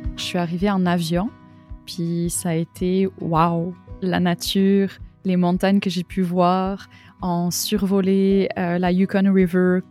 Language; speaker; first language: French; native; French